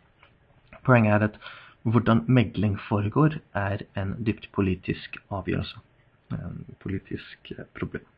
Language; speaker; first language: Norwegian; non-native, fluent; English